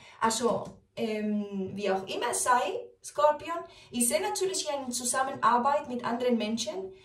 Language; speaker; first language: German; non-native, fluent; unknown